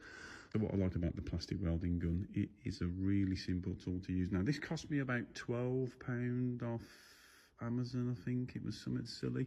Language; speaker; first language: English; native; English